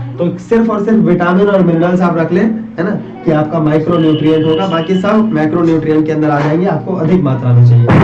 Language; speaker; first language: Hindi; native; Hindi